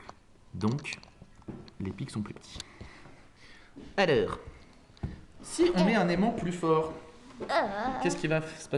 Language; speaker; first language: French; native; French